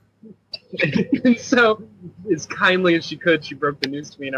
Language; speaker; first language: English; native; English